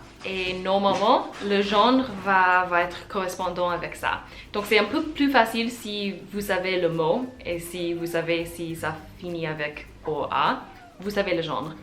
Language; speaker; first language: French; non-native, learner; English